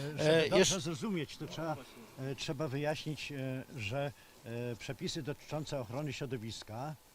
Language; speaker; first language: Polish; native; Polish